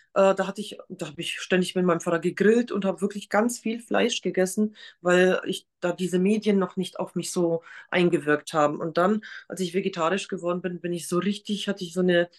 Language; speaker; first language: German; non-native, fluent; Polish